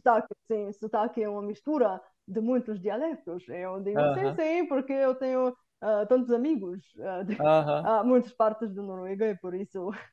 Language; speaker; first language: Portuguese; non-native, fluent; Bulgarian